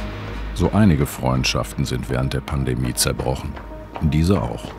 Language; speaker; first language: German; native; German